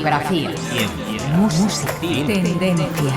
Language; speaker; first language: Spanish; native; Spanish